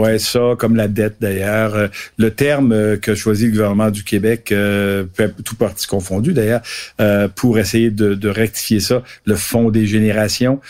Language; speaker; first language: French; native; French